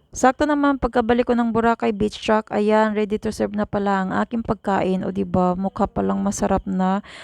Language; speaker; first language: Filipino; native; Filipino